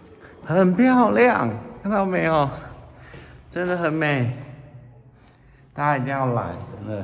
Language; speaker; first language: Chinese; native; Chinese